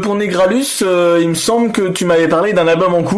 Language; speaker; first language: French; native; French